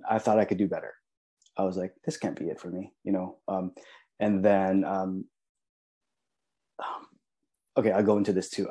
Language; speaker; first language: English; early bilingual, other home language; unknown